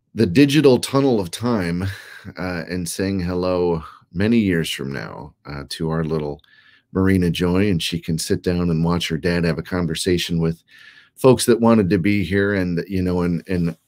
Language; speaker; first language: English; native; English